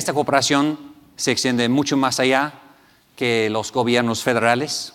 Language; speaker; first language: Spanish; non-native, fluent; English